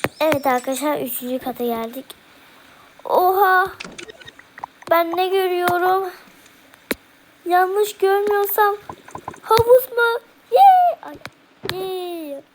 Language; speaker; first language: Turkish; early bilingual, heritage; Turkish